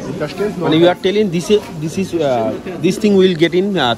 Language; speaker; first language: English; non-native, local second language; Bangla